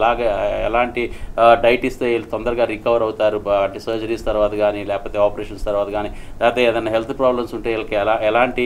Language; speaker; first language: Telugu; native; Telugu